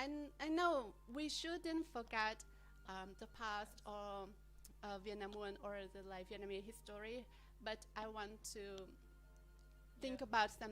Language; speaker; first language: English; non-native, learner; Vietnamese